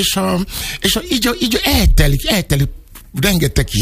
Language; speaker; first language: Hungarian; non-native, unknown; Yoruba